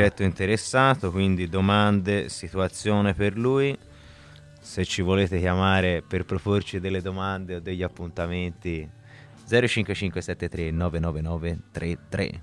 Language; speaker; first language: Italian; native; Italian